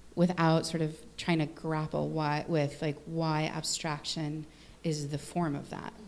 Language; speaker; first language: English; native; English